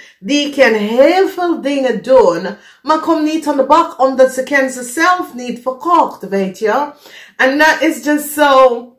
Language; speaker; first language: Dutch; non-native, fluent; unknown